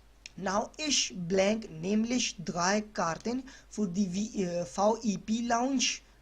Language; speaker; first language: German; non-native, learner; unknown